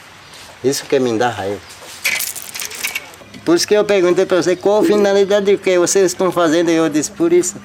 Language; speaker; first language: Portuguese; non-native, local second language; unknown